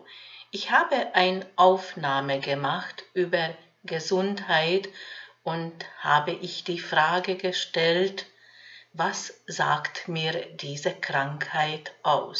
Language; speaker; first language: German; non-native, fluent; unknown